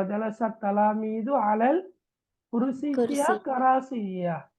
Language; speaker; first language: Arabic; non-native, fluent; Tamil